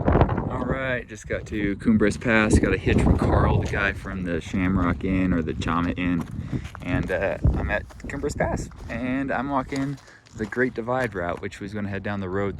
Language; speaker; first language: English; native; English